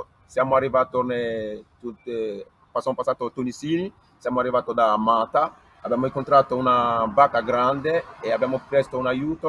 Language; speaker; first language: Italian; non-native, learner; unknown